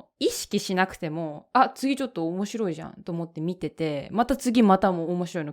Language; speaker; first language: Japanese; native; Japanese